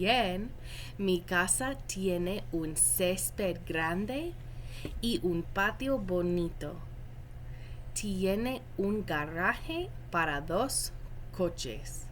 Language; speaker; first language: Spanish; non-native, fluent; English